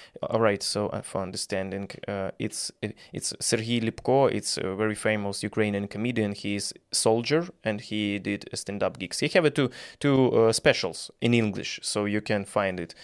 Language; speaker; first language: English; non-native, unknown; Ukrainian